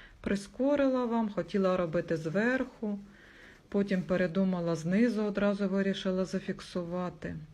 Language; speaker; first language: Ukrainian; native; Ukrainian